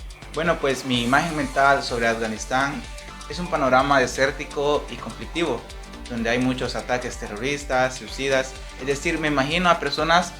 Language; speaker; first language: Spanish; native; Spanish